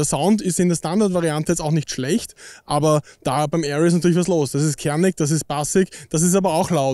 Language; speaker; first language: German; native; German